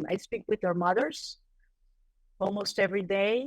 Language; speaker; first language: English; non-native, fluent; Spanish